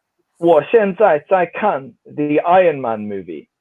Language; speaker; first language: Chinese; non-native, fluent; Swedish